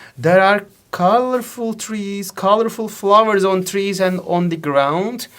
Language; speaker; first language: English; non-native, fluent; Turkish